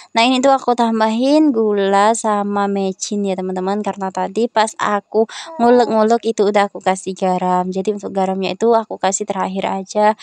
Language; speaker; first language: Indonesian; non-native, local second language; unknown